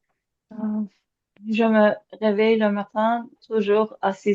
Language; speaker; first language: French; non-native, learner; Azerbaijani